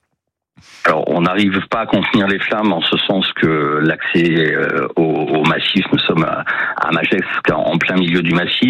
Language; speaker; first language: French; native; French